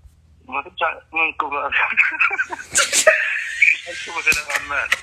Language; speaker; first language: Arabic; native; Arabic